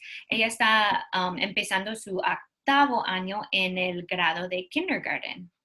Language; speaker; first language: Spanish; non-native, learner; English